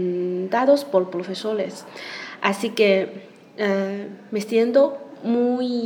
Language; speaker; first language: Spanish; non-native, learner; Chinese